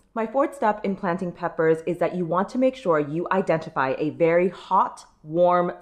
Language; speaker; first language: English; native; English